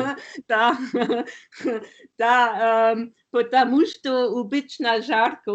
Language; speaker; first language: Russian; non-native, learner; German